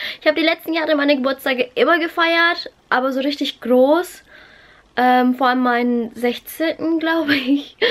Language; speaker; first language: German; early bilingual, other home language; Vietnamese